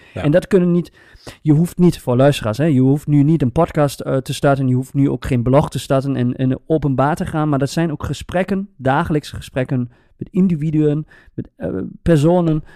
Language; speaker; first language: Dutch; native; Dutch